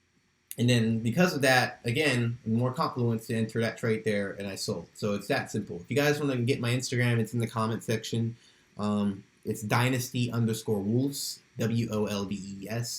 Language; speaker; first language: English; native; English